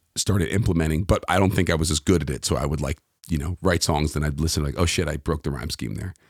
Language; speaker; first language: English; native; English